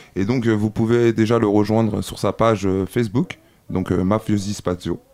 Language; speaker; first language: French; native; French